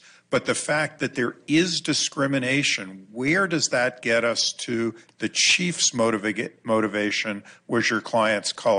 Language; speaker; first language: English; native; English